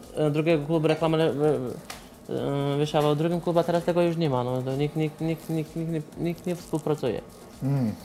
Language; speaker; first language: Polish; non-native, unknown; Azerbaijani